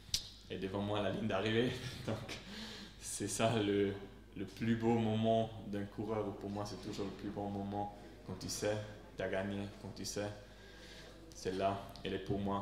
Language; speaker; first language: French; non-native, local second language; Swiss German